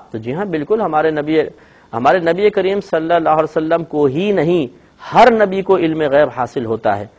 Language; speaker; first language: Urdu; native; Urdu